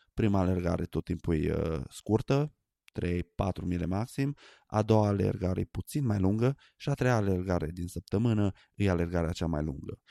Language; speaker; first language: Romanian; native; Romanian